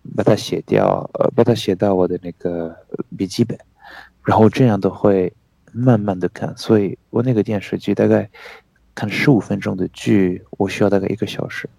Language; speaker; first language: Chinese; non-native, fluent; French